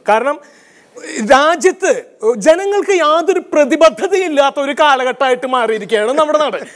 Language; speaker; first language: Malayalam; native; Malayalam